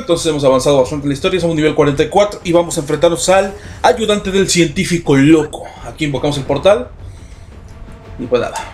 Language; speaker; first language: Spanish; native; Spanish